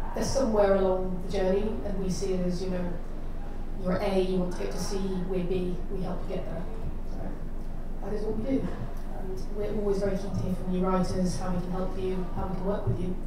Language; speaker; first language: English; native; English